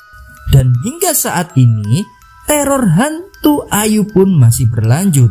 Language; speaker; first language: Indonesian; native; Indonesian